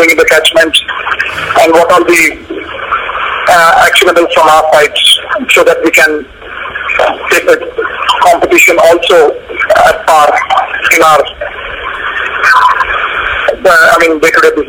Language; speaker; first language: English; non-native, local second language; Tamil